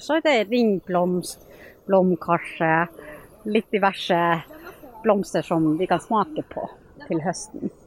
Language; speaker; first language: Norwegian; non-native, fluent; Finnish